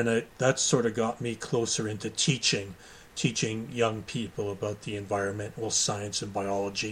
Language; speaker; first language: English; native; English